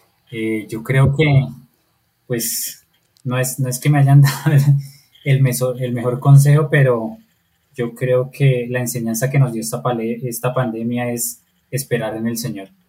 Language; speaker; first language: Spanish; native; Spanish